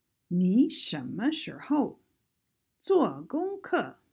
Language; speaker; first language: Chinese; non-native, fluent; English